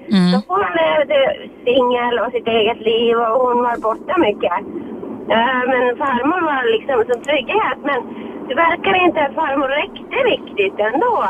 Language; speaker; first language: Swedish; non-native, fluent; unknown